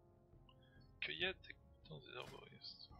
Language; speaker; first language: French; native; French